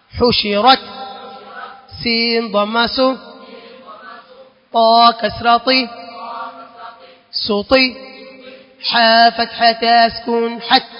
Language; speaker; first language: Arabic; non-native, learner; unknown